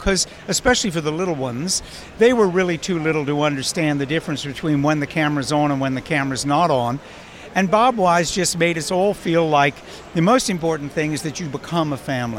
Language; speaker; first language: English; native; English